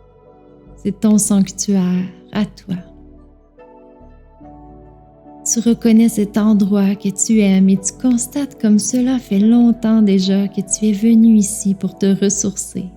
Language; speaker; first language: French; native; French